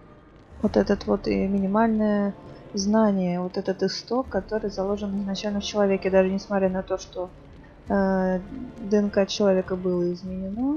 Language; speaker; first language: Russian; native; Russian